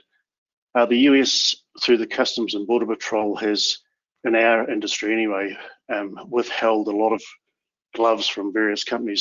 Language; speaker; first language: English; native; English